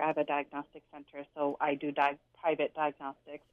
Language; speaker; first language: English; early bilingual, other home language; Punjabi